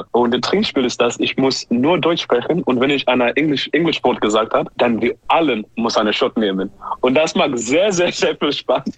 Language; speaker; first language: German; non-native, learner; English